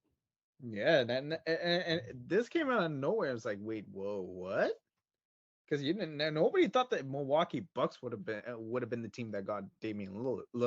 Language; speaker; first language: English; native; English